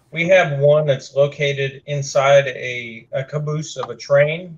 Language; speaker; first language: English; native; English